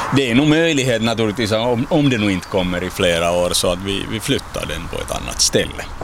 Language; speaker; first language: Swedish; non-native, local second language; Finnish